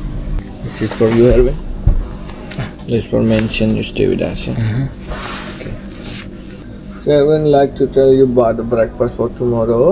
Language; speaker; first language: English; non-native, learner; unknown